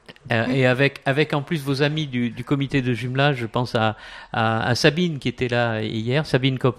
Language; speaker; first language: French; native; French